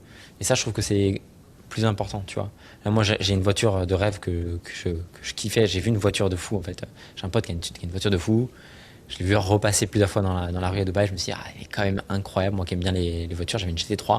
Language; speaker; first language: French; native; French